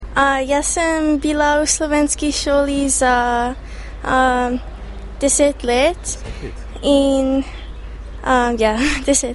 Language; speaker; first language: Slovenian; early bilingual, heritage; English